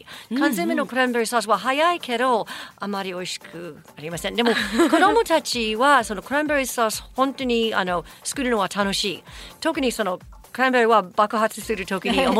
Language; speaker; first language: Japanese; non-native, fluent; English